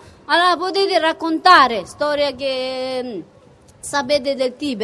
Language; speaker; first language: Italian; non-native, fluent; Tibetan